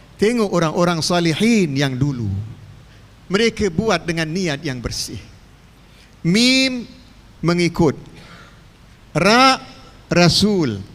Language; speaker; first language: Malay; native; Malay